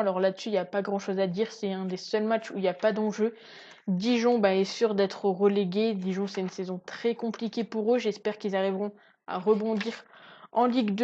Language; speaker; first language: French; native; French